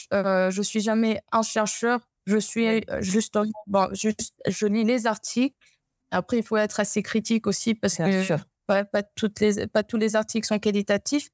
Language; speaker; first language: French; non-native, fluent; Amharic